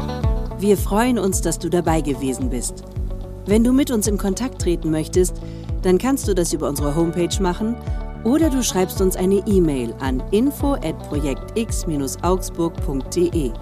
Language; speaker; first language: German; native; German